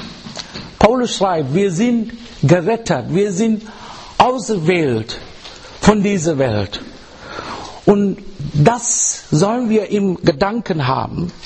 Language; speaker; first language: German; non-native, learner; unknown